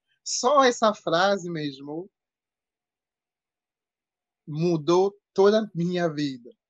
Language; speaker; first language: Portuguese; non-native, fluent; French